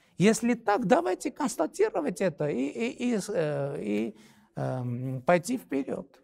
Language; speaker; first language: Russian; non-native, local second language; Armenian